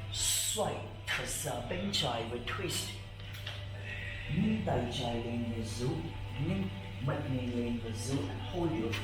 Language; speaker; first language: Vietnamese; non-native, learner; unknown